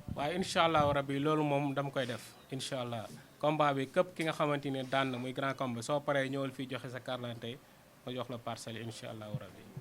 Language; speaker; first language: Wolof; native; Wolof